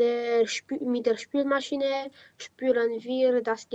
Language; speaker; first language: German; non-native, learner; Romanian